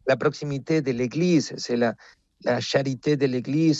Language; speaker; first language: French; non-native, fluent; Spanish